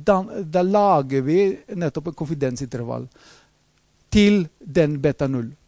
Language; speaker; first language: Norwegian; non-native, fluent; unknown